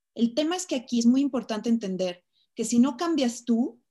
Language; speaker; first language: Spanish; native; Spanish